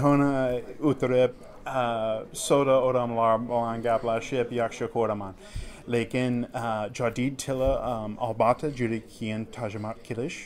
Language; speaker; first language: Uzbek; non-native, learner; English